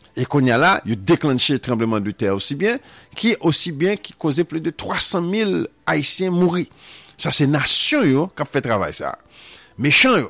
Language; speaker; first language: French; non-native, local second language; Haitian Creole